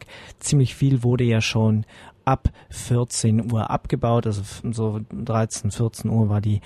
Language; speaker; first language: German; native; German